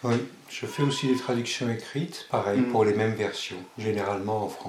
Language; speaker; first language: French; early bilingual, other home language; Spanish